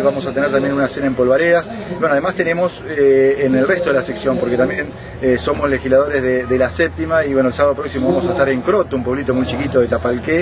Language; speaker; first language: Spanish; native; Spanish